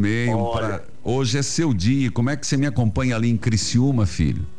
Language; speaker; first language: Portuguese; native; Portuguese